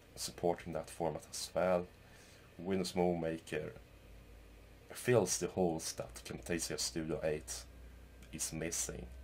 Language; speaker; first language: English; non-native, fluent; Swedish